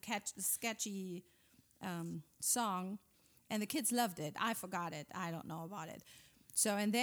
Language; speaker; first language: English; non-native, fluent; German